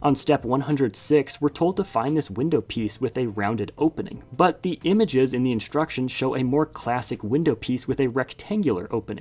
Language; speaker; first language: English; native; English